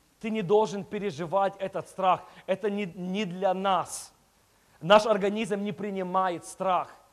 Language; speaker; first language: Russian; early bilingual, heritage; Russian